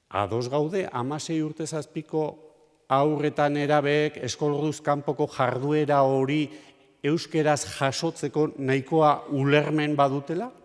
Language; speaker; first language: Basque; native; Basque